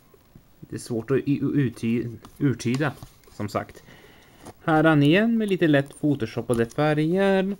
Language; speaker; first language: Swedish; native; Swedish